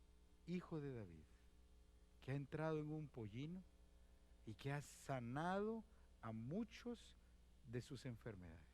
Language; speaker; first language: Spanish; native; Spanish